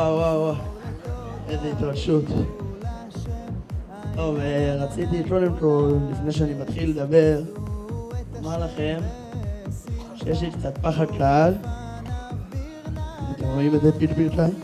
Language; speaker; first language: Hebrew; native; Hebrew